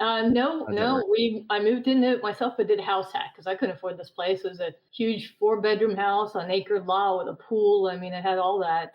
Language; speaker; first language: English; native; English